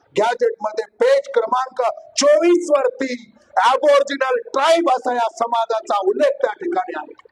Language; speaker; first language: Marathi; non-native, local second language; Lambadi